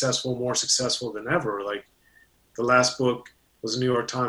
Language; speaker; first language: English; native; English